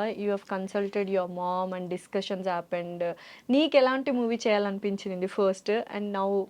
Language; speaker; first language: Telugu; native; Telugu